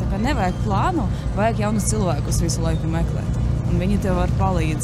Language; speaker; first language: Latvian; non-native, local second language; Russian